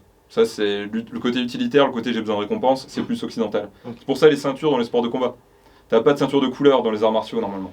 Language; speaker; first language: French; native; French